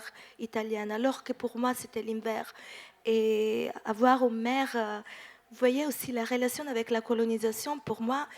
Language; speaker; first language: French; non-native, fluent; Italian